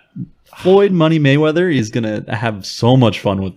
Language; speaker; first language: English; native; English